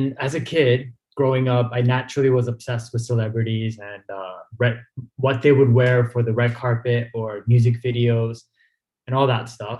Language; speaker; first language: English; native; English